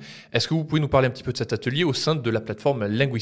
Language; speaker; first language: French; native; French